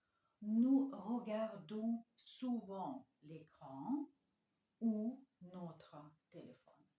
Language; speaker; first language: French; non-native, fluent; Russian